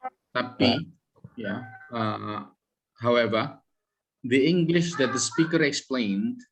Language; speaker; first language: English; non-native, fluent; Indonesian